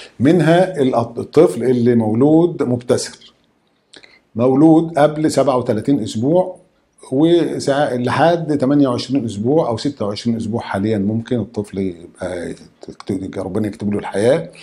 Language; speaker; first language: Arabic; native; Arabic